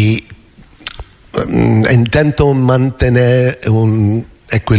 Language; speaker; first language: Spanish; non-native, fluent; English